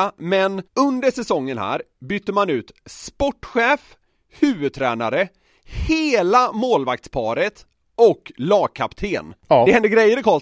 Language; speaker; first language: Swedish; native; Swedish